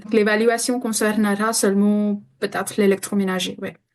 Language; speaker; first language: French; non-native, fluent; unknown